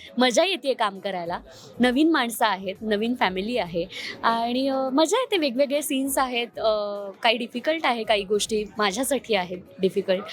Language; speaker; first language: Marathi; native; Marathi